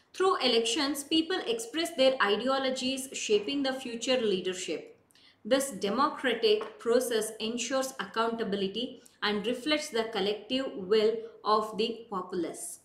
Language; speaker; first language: English; non-native, local second language; Kannada